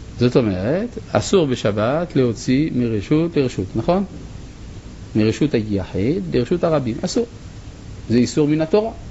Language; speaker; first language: Hebrew; non-native, fluent; French